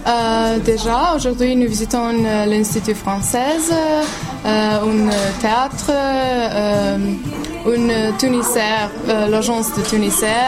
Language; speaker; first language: French; non-native, learner; Serbian